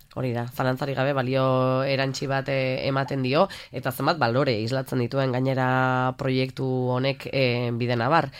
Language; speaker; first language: Basque; native; Basque